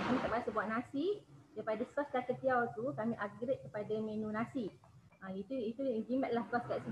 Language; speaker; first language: Malay; native; Malay